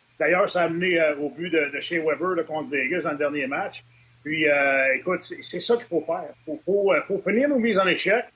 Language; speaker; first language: French; native; French